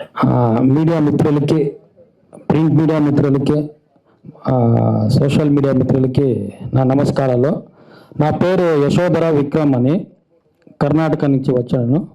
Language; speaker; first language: Telugu; non-native, local second language; Kannada